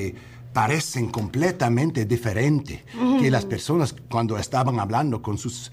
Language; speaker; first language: Spanish; non-native, learner; English